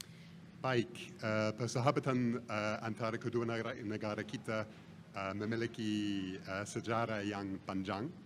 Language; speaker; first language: Indonesian; non-native, fluent; English